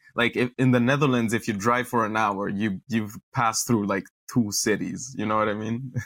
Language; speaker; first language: English; non-native, fluent; Romanian